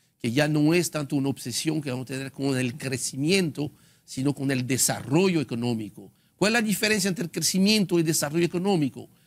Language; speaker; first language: Spanish; non-native, fluent; French